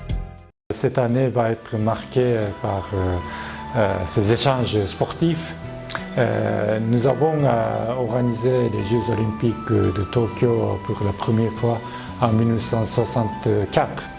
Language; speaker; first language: French; non-native, fluent; Japanese